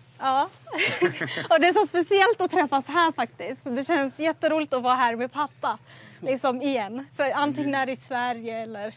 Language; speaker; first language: Swedish; early bilingual, other home language; Assyrian Neo-Aramaic